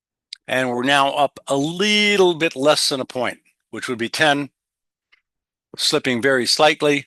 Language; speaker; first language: English; native; English